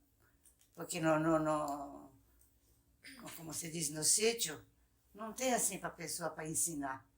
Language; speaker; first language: Portuguese; non-native, local second language; Japanese